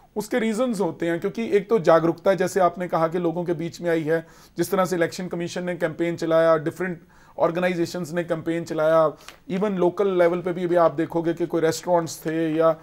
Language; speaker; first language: Hindi; native; Hindi